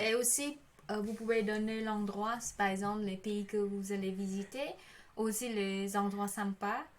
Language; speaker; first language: French; non-native, learner; Khmer